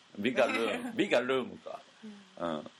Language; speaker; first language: English; non-native, learner; Japanese